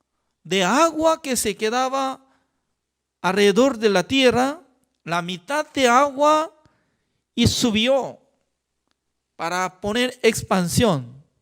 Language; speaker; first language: Spanish; non-native, fluent; Korean